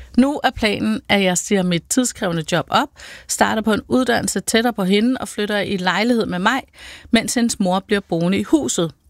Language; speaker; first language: Danish; native; Danish